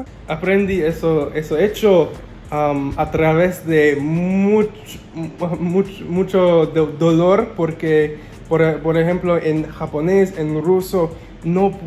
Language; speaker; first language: Spanish; non-native, learner; English